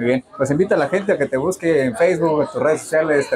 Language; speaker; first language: Spanish; native; Spanish